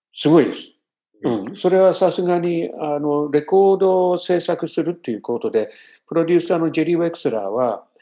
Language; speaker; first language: Japanese; non-native, fluent; English